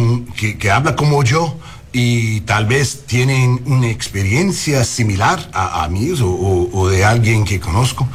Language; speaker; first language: Spanish; non-native, learner; English